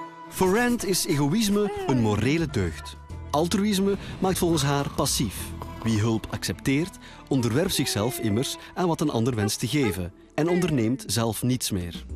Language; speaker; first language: Dutch; native; Dutch